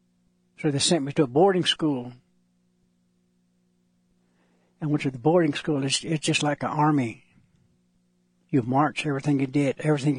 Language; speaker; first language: English; non-native, local second language; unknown